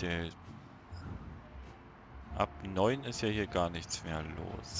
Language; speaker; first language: German; native; German